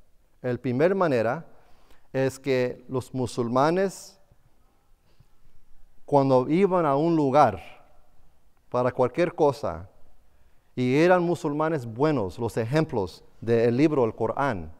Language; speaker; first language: Spanish; non-native, fluent; English